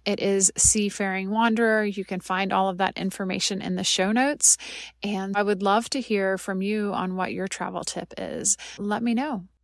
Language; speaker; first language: English; native; English